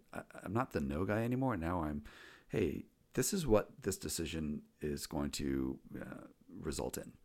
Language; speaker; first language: English; native; English